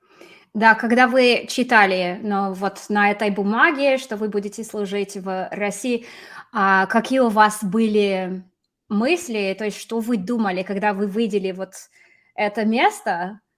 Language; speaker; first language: Russian; non-native, fluent; English